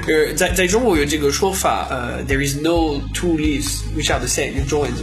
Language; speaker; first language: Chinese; non-native, learner; French